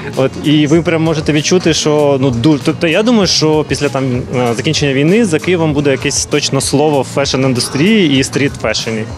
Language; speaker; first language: Ukrainian; non-native, local second language; Russian